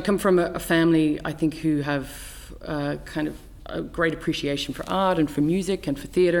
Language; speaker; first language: English; native; English